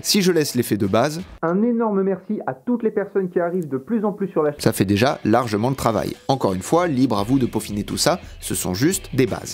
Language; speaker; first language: French; native; French